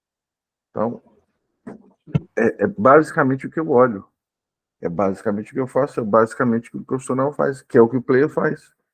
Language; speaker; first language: Portuguese; native; Portuguese